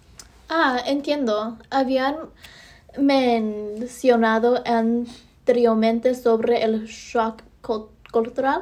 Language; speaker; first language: Spanish; early bilingual, heritage; Spanish